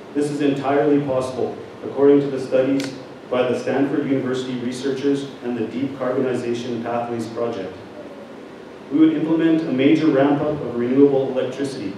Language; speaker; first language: English; native; English